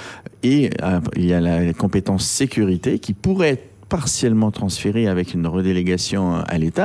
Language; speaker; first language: French; native; French